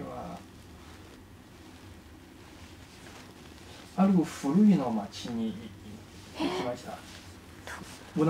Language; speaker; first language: Japanese; non-native, fluent; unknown